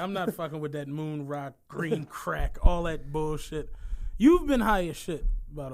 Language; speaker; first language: English; native; English